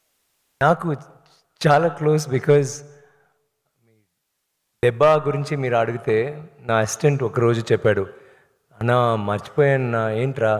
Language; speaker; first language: Telugu; non-native, learner; Tamil